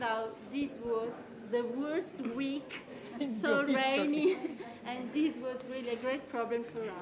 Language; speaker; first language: English; non-native, fluent; Italian